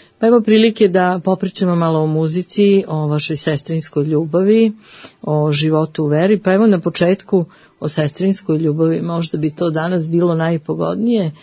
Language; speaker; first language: Serbian; native; Serbian